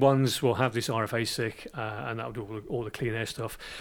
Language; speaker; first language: English; native; English